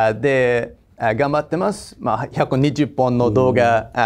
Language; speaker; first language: Japanese; non-native, fluent; English